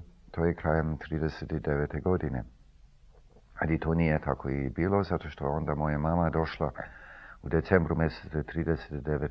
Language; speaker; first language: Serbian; early bilingual, heritage; Serbian